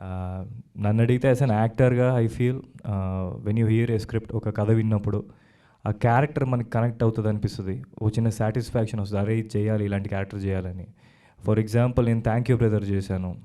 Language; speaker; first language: Telugu; native; Telugu